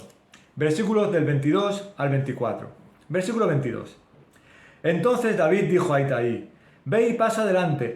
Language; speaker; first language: Spanish; native; Spanish